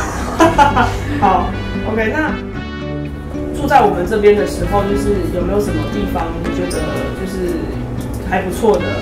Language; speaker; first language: Chinese; native; Chinese